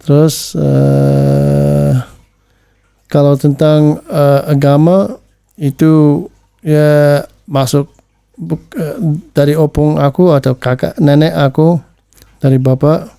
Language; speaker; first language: Indonesian; early bilingual, heritage; English